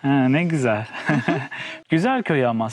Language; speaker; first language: Turkish; native; Turkish